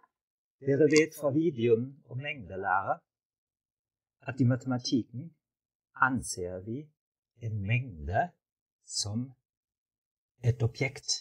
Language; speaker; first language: Norwegian; non-native, fluent; German